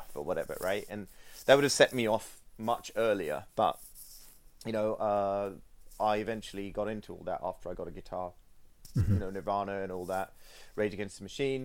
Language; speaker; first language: English; non-native, local second language; Sinhala